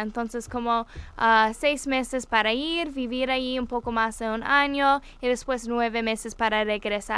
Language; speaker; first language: Spanish; non-native, learner; English